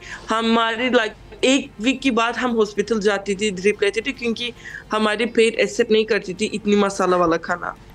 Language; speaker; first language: Hindi; non-native, fluent; Turkish